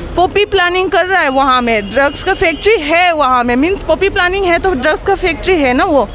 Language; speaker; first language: Hindi; non-native, local second language; Manipuri